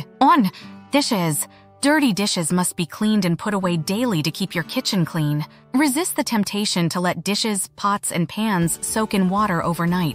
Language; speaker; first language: English; native; English